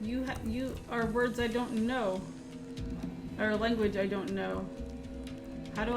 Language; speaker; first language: English; native; English